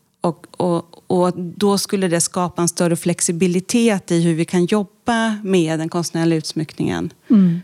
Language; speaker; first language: Swedish; native; Swedish